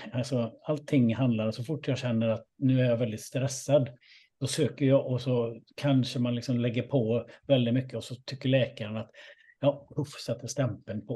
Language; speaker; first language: Swedish; native; Swedish